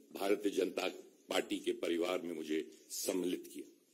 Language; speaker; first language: Hindi; native; Hindi